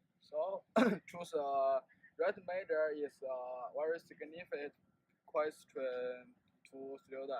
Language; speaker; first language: English; non-native, learner; Chinese